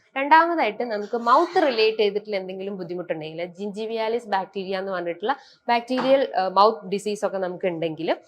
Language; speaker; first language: Malayalam; native; Malayalam